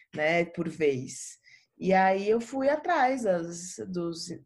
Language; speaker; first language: Portuguese; native; Portuguese